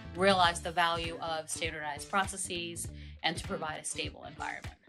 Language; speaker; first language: English; native; English